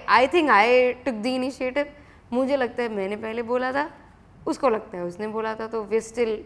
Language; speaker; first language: Hindi; native; Hindi